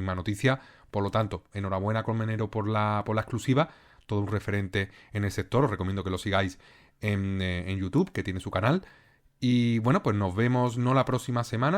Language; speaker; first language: Spanish; native; Spanish